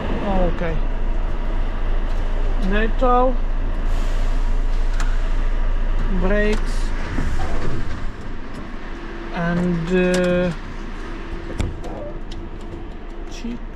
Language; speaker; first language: English; non-native, learner; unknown